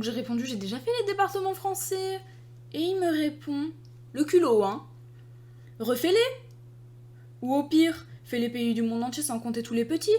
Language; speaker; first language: French; native; French